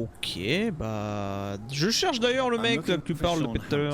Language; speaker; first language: French; native; French